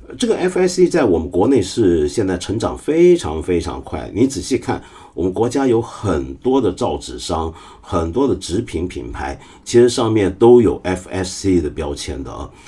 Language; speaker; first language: Chinese; non-native, local second language; Cantonese